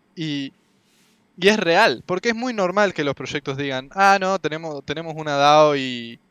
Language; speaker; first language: Spanish; native; Spanish